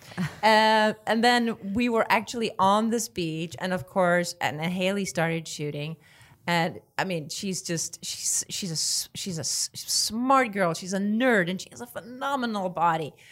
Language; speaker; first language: English; non-native, fluent; Swedish